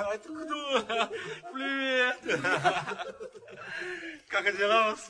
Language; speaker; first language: Russian; non-native, learner; Chinese